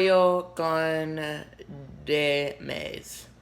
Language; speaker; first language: Spanish; non-native, learner; English